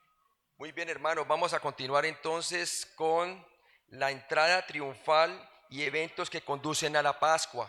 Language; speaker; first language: Spanish; native; Spanish